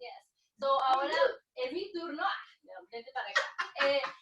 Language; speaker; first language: Spanish; early bilingual, heritage; Spanish